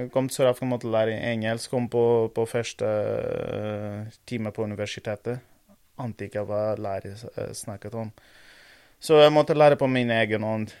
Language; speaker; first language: Norwegian; non-native, fluent; Portuguese